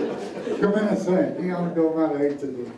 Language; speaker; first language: Japanese; non-native, learner; English